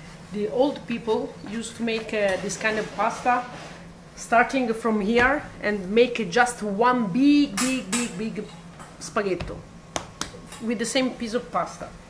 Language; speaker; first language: English; non-native, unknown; Italian